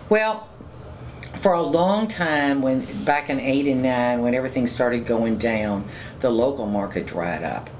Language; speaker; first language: English; native; English